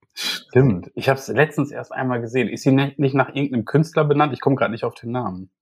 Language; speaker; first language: German; native; German